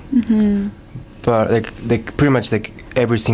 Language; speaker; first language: English; non-native, learner; Japanese